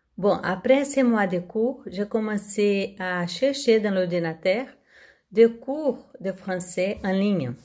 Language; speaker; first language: French; non-native, learner; Portuguese